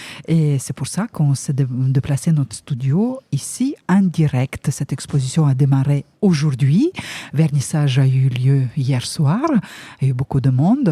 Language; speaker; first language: French; native; French